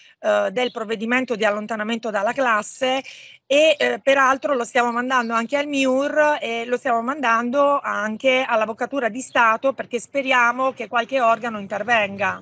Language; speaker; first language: Italian; native; Italian